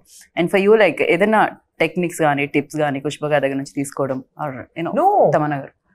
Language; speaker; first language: Telugu; native; Telugu